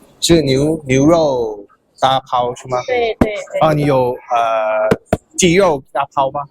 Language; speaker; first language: Chinese; non-native, learner; Thai